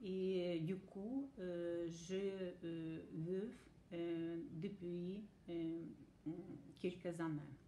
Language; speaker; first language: French; non-native, learner; Ukrainian